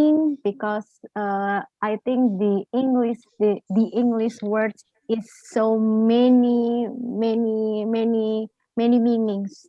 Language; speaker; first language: English; non-native, learner; Indonesian